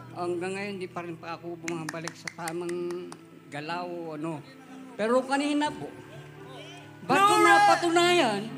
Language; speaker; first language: Filipino; native; Filipino